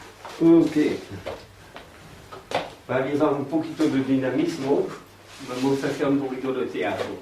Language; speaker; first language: Spanish; non-native, fluent; French